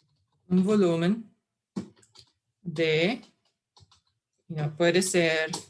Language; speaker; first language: Spanish; non-native, fluent; English